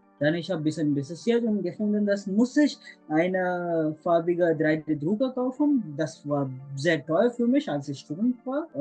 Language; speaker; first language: German; non-native, learner; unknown